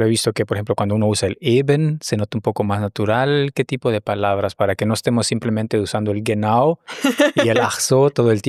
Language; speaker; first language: Spanish; native; Spanish